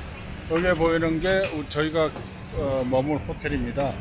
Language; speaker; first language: Korean; native; Korean